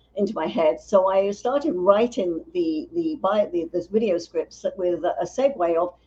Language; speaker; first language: English; native; English